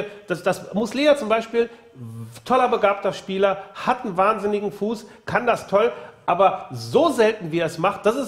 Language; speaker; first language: German; native; German